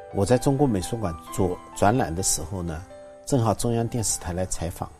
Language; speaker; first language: Chinese; native; Chinese